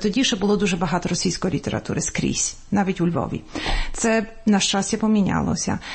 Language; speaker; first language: Ukrainian; early bilingual, heritage; Ukrainian